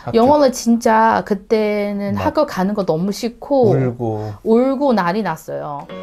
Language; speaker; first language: Korean; non-native, learner; Chinese